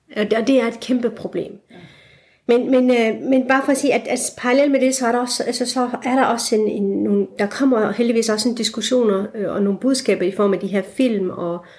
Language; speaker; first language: Danish; early bilingual, other home language; Turkish